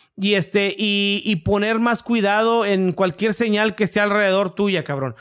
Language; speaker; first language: Spanish; early bilingual, heritage; English